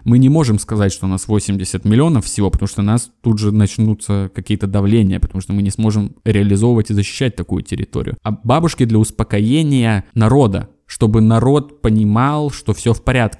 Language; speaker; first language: Russian; native; Russian